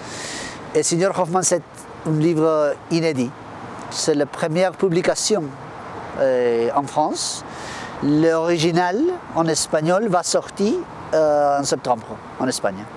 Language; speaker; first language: French; non-native, fluent; Spanish